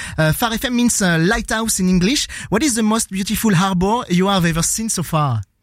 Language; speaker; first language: English; non-native, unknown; French